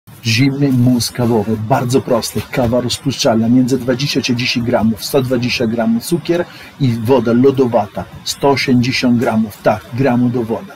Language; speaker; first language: Polish; non-native, learner; Italian